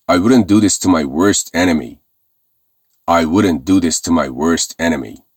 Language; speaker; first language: English; non-native, fluent; Persian